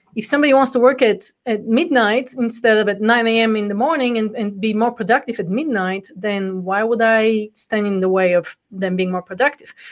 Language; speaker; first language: English; non-native, fluent; Bulgarian